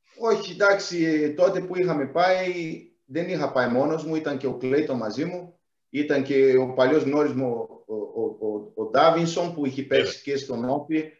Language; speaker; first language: Greek; non-native, fluent; Portuguese